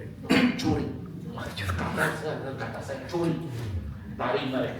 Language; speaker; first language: Indonesian; non-native, fluent; Arabic